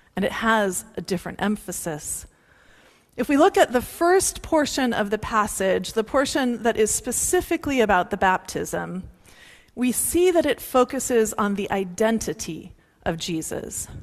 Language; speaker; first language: English; native; English